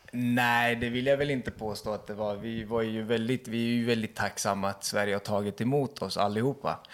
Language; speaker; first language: Swedish; early bilingual, other home language; Kurdish